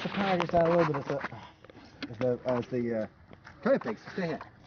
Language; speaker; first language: English; native; English